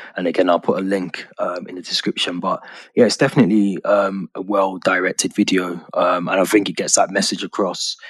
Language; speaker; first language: English; native; English